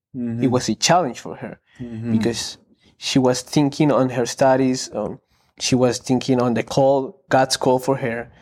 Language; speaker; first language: English; non-native, fluent; Spanish